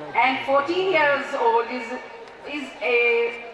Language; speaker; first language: English; non-native, local second language; Hindi